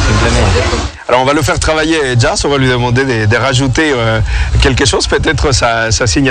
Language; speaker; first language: French; native; French